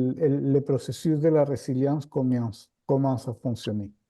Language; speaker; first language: French; non-native, fluent; Spanish